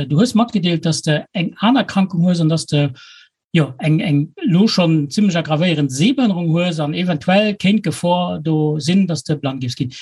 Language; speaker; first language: Luxembourgish; native; Luxembourgish